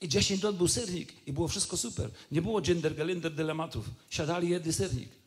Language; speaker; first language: Polish; native; Polish